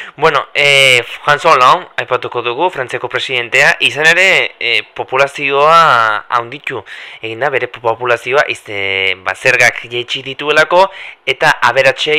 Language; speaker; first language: Basque; native; Basque